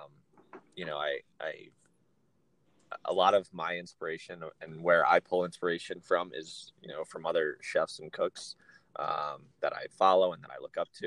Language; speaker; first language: English; native; English